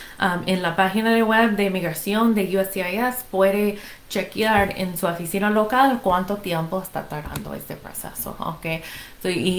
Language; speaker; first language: Spanish; non-native, fluent; English